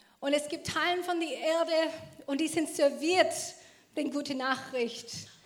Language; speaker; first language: German; non-native, fluent; English